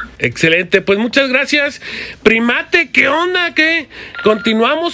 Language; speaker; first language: Spanish; native; Spanish